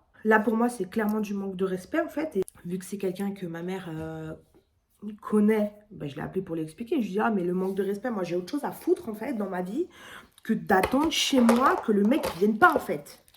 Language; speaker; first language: French; native; French